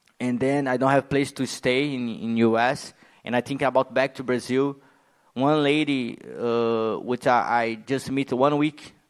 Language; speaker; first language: English; non-native, learner; Portuguese